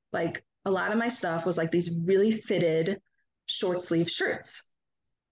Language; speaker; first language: English; native; English